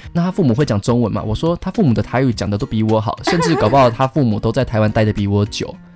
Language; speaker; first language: Chinese; native; Chinese